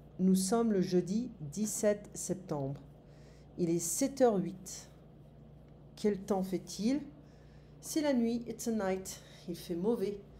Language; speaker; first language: French; native; French